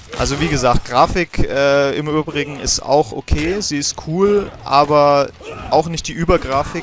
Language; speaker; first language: German; native; German